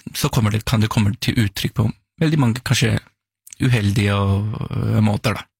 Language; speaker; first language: Norwegian; early bilingual, other home language; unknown